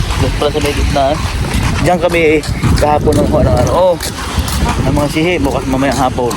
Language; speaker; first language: Filipino; non-native, local second language; Cebuano